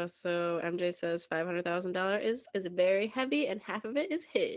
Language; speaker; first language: English; native; English